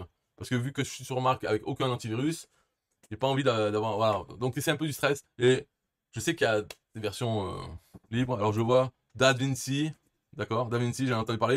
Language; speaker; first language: French; native; French